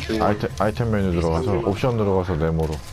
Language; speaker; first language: Korean; native; Korean